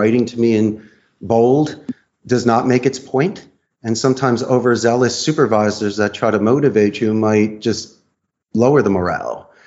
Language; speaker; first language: English; native; English